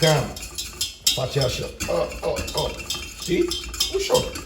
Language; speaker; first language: Romanian; non-native, learner; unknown